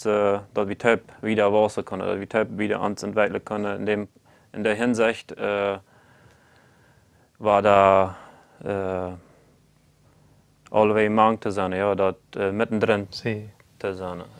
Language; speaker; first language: German; non-native, local second language; Plautdietsch